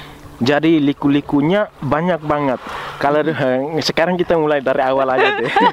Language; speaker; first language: Indonesian; non-native, local second language; Tetum